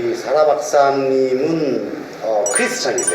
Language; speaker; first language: Korean; native; Korean